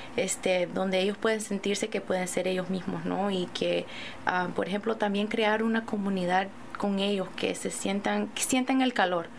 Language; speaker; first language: Spanish; early bilingual, other home language; English